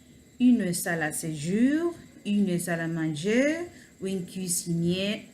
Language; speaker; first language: French; non-native, learner; Spanish